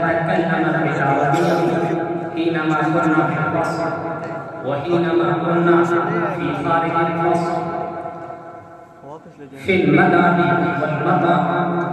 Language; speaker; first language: Arabic; non-native, fluent; Urdu